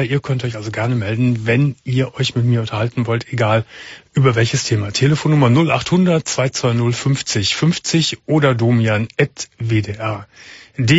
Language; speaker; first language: German; native; German